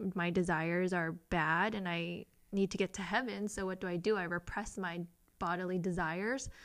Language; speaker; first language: English; native; English